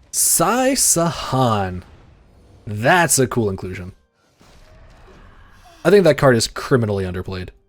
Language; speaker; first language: English; native; English